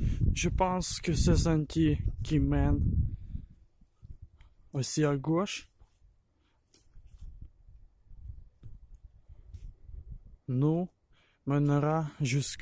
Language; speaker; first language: French; non-native, learner; Ukrainian